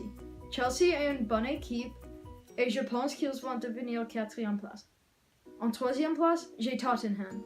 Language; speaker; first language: French; non-native, learner; English